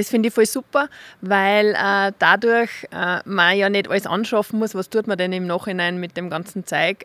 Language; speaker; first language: German; native; German